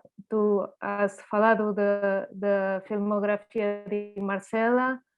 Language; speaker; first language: Spanish; non-native, learner; Portuguese